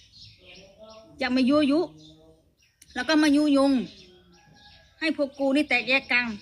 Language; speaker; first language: Thai; native; Thai